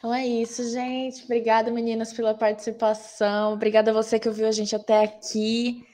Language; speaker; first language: Portuguese; native; Portuguese